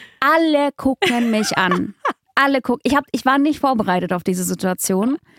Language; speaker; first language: German; early bilingual, other home language; Russian